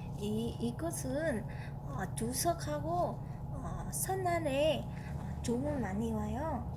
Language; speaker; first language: Korean; non-native, fluent; Vietnamese